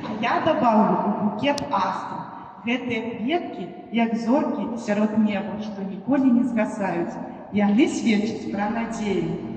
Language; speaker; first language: Belarusian; native; Belarusian